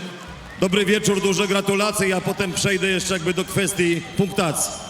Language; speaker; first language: Polish; native; Polish